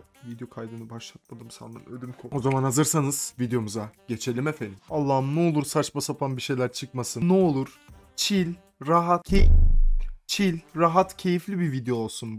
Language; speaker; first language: Turkish; native; Turkish